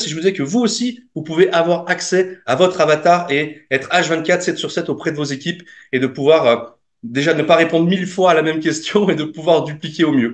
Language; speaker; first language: French; native; French